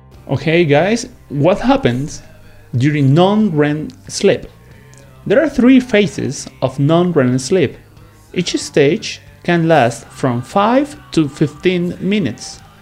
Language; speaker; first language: English; non-native, fluent; Spanish